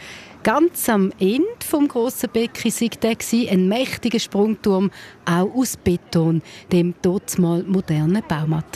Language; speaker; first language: German; native; German